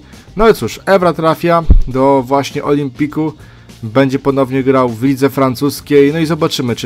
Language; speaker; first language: Polish; native; Polish